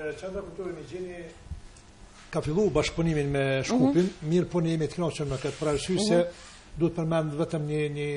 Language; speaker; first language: Albanian; native; Albanian